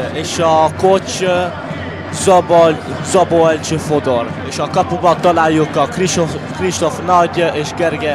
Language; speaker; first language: Hungarian; early bilingual, heritage; Hungarian